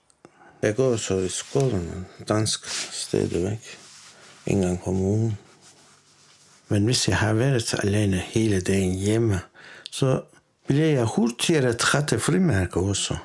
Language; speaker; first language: Danish; non-native, fluent; Turkish